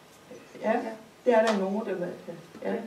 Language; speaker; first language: Danish; native; Danish